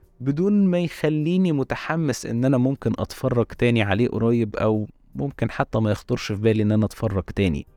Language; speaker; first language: Arabic; native; Arabic